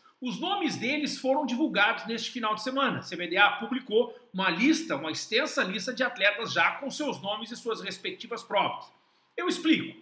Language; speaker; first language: Portuguese; native; Portuguese